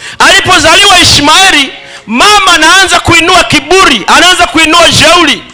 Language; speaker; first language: Swahili; native; Swahili